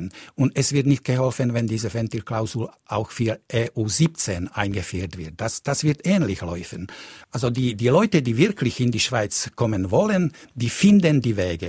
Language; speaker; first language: German; non-native, fluent; Slovak